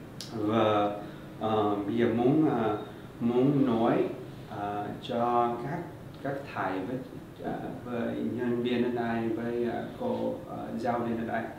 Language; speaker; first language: Vietnamese; early bilingual, heritage; Vietnamese